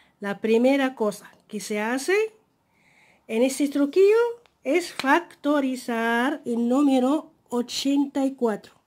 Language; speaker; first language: Spanish; non-native, fluent; Arabic